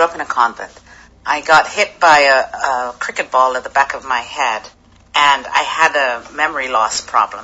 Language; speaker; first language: English; native; English